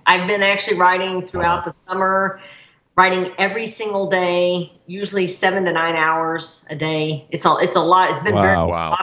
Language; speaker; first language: English; native; English